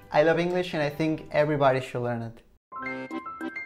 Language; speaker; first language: English; non-native, fluent; Spanish